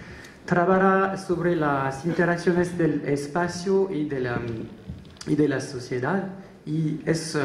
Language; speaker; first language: Spanish; non-native, learner; French